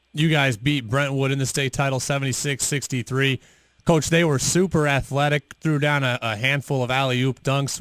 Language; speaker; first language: English; native; English